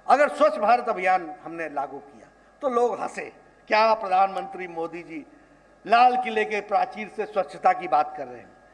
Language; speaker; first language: Hindi; native; Hindi